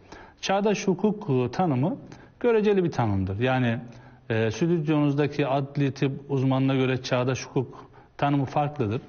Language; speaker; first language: Turkish; native; Turkish